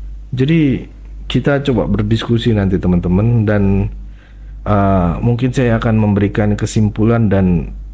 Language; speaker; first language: Indonesian; native; Indonesian